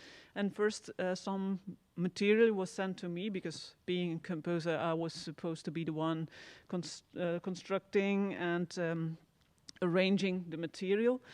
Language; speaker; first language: English; non-native, fluent; Dutch